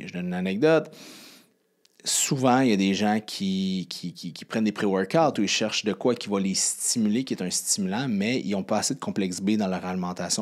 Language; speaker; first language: French; native; French